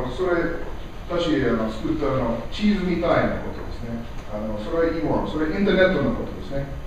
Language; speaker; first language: Japanese; non-native, learner; English